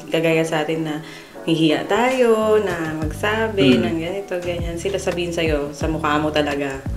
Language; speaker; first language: Filipino; native; Filipino